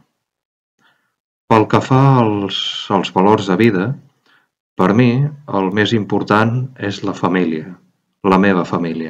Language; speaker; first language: Catalan; non-native, fluent; Japanese